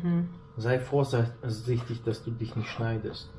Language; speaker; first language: German; native; German